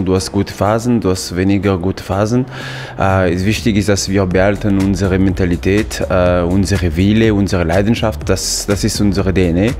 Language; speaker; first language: German; non-native, fluent; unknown